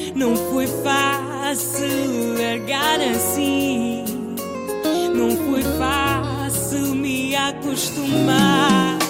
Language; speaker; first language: Portuguese; non-native, local second language; Makhuwa